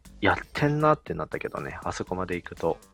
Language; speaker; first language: Japanese; native; Japanese